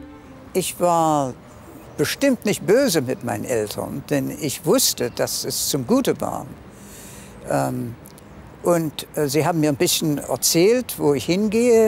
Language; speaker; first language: German; early bilingual, heritage; German